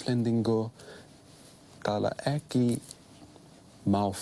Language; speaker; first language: Icelandic; non-native, learner; English